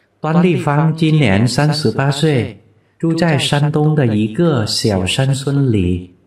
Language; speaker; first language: Chinese; non-native, fluent; Vietnamese